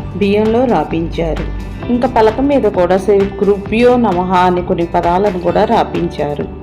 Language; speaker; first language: Telugu; native; Telugu